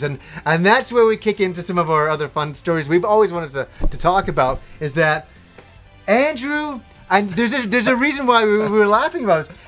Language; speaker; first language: English; native; English